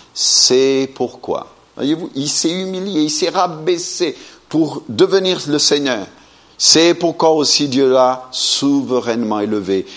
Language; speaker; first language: French; non-native, fluent; Amharic